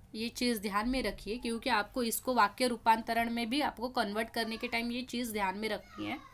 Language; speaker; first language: Hindi; non-native, local second language; Marathi